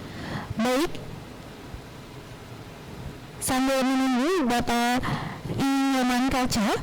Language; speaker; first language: Indonesian; native; Indonesian